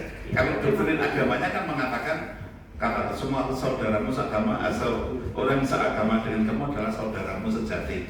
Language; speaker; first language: Indonesian; native; Indonesian